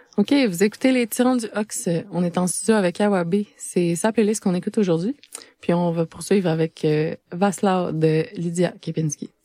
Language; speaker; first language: French; native; French